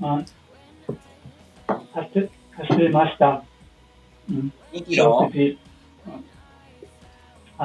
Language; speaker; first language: Japanese; non-native, learner; English